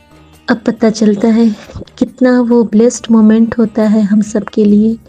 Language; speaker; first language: Hindi; native; Hindi